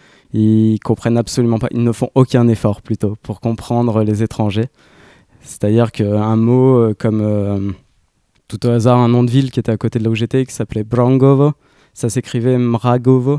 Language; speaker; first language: French; native; French